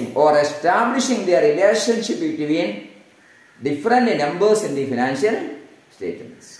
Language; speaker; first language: English; non-native, local second language; Malayalam